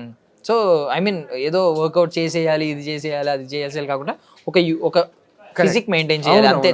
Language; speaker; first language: Telugu; native; Telugu